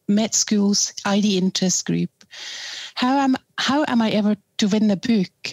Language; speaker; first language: English; non-native, fluent; German